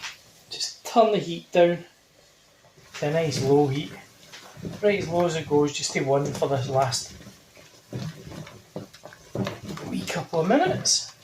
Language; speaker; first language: English; native; English